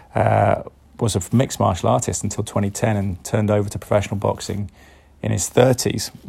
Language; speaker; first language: English; native; English